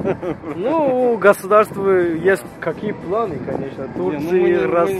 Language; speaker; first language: Russian; non-native, learner; Turkish